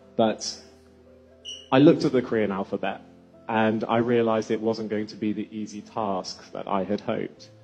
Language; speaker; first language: English; native; English